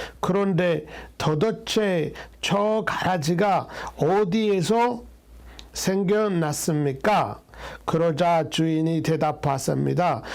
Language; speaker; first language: Korean; non-native, fluent; Amharic